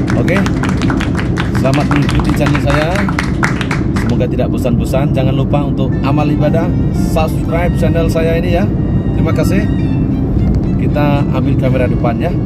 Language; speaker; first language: Indonesian; native; Indonesian